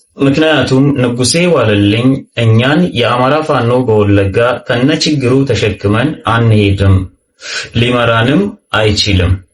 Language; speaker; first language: Amharic; native; Amharic